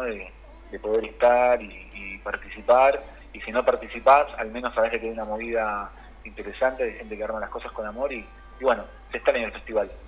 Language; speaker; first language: Spanish; native; Spanish